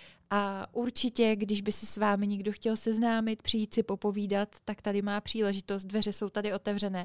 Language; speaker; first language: Czech; native; Czech